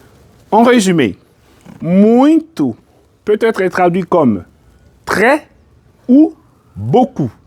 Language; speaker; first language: French; non-native, fluent; Portuguese